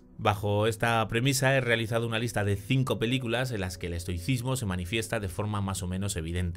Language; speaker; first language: Spanish; native; Spanish